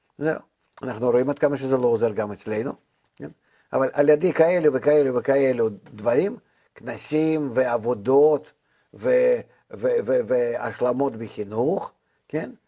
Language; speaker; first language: Hebrew; non-native, fluent; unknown